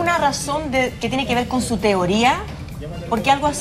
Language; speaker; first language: Spanish; native; Spanish